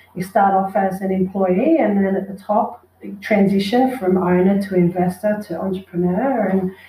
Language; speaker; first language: English; native; English